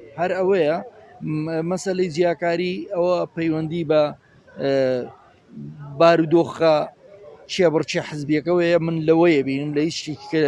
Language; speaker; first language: Central Kurdish; native; Central Kurdish